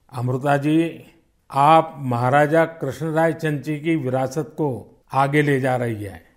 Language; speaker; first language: Hindi; non-native, local second language; Gujarati